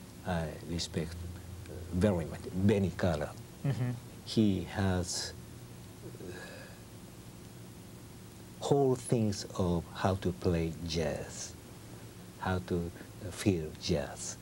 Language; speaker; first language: English; non-native, learner; Japanese